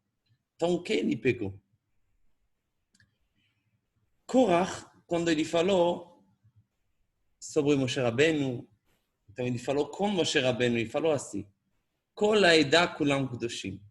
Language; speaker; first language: Portuguese; non-native, fluent; Hebrew